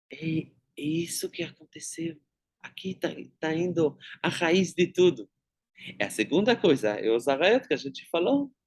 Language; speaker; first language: Portuguese; non-native, fluent; Hebrew